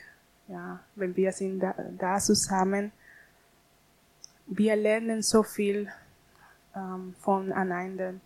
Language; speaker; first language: German; non-native, learner; Spanish